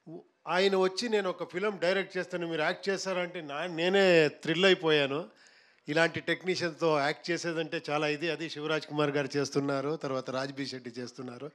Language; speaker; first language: Telugu; non-native, fluent; Kannada